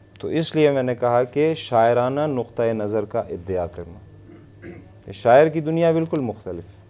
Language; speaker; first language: Urdu; non-native, local second language; Persian